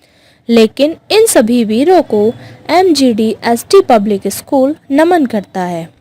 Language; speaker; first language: Hindi; native; Hindi